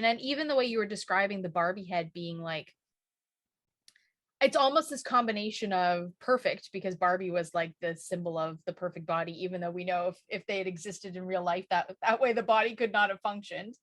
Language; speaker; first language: English; native; English